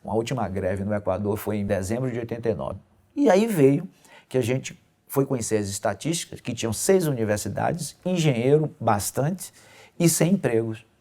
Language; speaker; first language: Portuguese; native; Portuguese